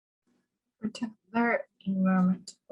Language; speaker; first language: English; non-native, learner; Chinese